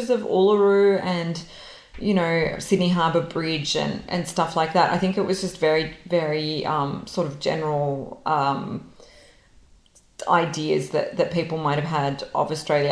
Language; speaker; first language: English; non-native, local second language; Serbian